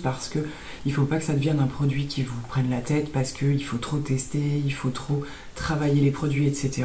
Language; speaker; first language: French; native; French